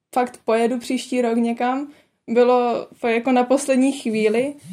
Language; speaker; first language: Czech; native; Czech